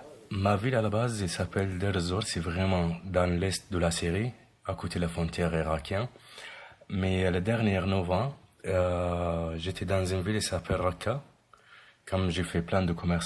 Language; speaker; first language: French; non-native, fluent; Arabic